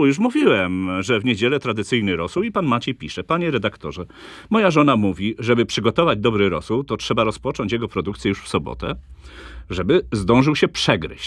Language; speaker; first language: Polish; native; Polish